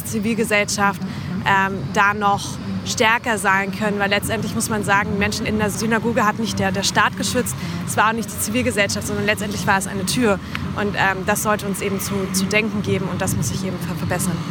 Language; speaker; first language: German; native; German